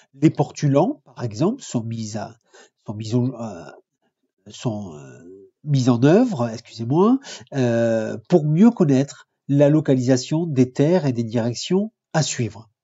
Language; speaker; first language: French; native; French